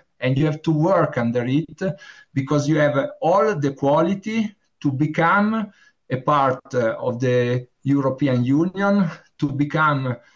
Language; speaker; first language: English; non-native, learner; Italian